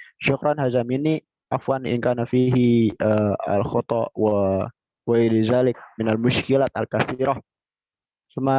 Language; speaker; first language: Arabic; non-native, learner; Indonesian